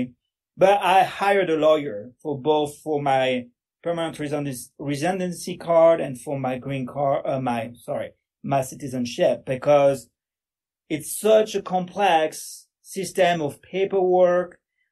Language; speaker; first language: English; non-native, fluent; French